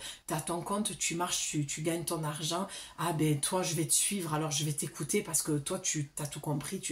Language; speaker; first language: French; native; French